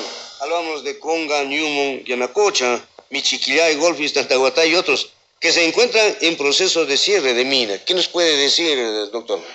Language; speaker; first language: Spanish; native; Spanish